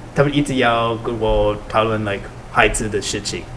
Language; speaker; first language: Chinese; non-native, learner; English